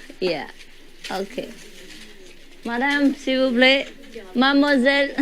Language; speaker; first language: French; non-native, learner; Vietnamese